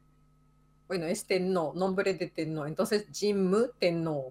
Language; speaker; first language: Spanish; non-native, fluent; Japanese